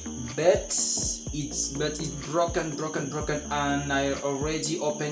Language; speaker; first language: English; non-native, fluent; French